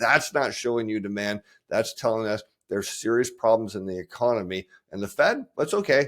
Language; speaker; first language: English; native; English